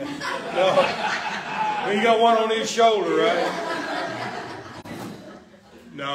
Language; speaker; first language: English; native; English